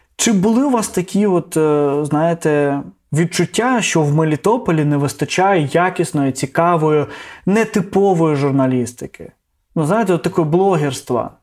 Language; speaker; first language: Ukrainian; non-native, local second language; Russian